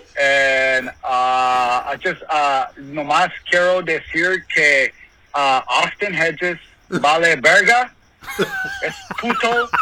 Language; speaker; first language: Spanish; early bilingual, heritage; Spanish